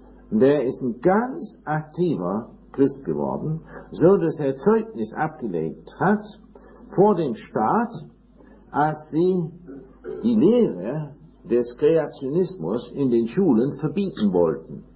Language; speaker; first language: German; non-native, fluent; English